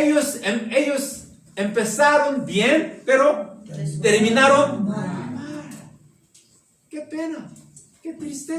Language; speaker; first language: Spanish; non-native, learner; Korean